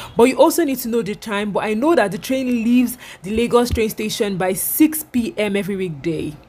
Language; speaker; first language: English; non-native, local second language; Igbo